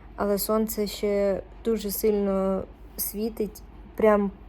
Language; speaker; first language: Ukrainian; non-native, local second language; Russian